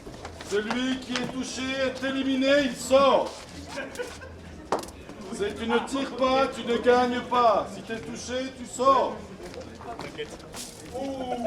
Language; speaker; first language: French; native; French